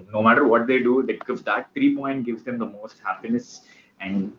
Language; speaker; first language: English; non-native, local second language; Tamil